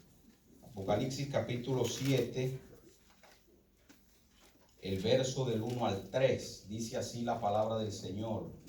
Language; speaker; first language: Spanish; native; Spanish